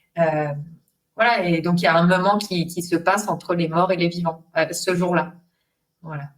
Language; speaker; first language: French; non-native, fluent; Spanish